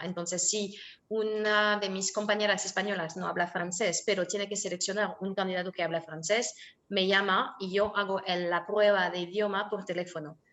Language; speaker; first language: Spanish; non-native, fluent; French